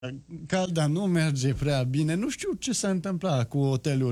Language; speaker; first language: Romanian; non-native, learner; French